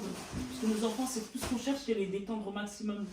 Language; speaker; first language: French; native; French